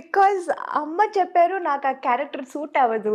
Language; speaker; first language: Telugu; non-native, local second language; Tamil